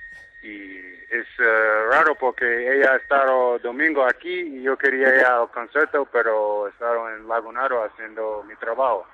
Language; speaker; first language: Spanish; non-native, fluent; English